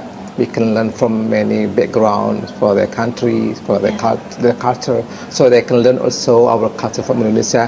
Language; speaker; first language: English; non-native, fluent; Indonesian